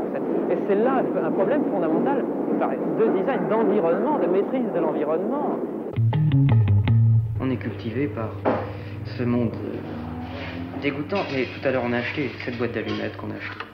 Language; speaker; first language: French; native; French